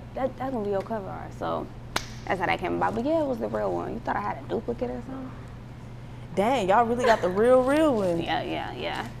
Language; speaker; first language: English; native; English